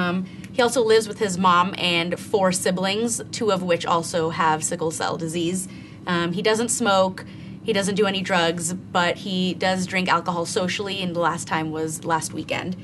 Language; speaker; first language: English; native; English